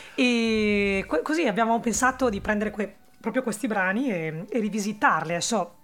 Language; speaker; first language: Italian; native; Italian